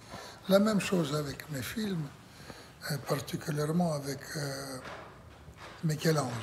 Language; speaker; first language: French; non-native, learner; Russian